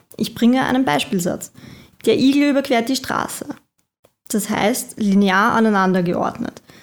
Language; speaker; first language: German; native; German